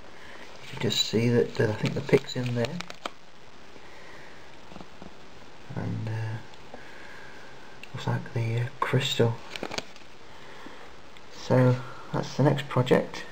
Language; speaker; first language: English; native; English